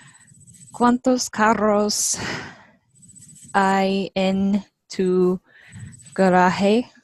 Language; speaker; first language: Spanish; non-native, learner; English